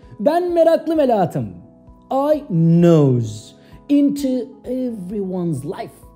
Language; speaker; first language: English; non-native, fluent; Turkish